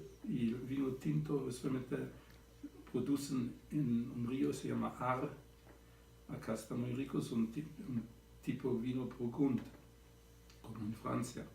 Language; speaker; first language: Spanish; non-native, fluent; German